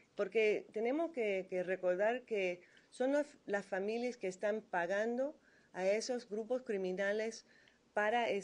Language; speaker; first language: Spanish; non-native, fluent; English